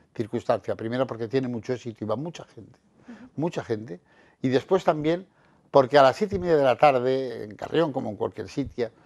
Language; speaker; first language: Spanish; native; Spanish